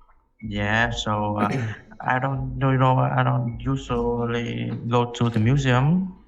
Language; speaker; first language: English; non-native, learner; Vietnamese